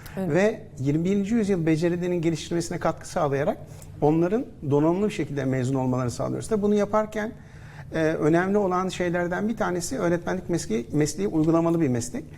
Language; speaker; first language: Turkish; native; Turkish